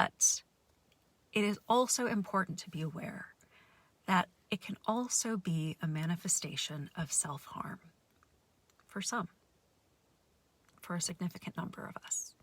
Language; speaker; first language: English; native; English